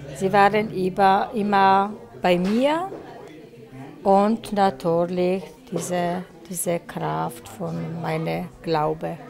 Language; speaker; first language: German; non-native, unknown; Polish